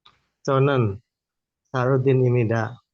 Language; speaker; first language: Korean; non-native, learner; Indonesian